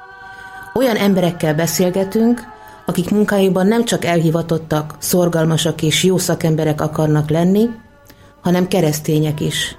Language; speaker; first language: Hungarian; native; Hungarian